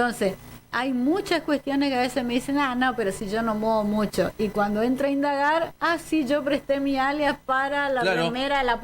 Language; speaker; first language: Spanish; native; Spanish